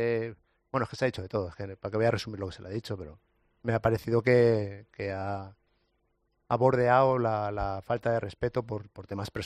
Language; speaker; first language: Spanish; native; Spanish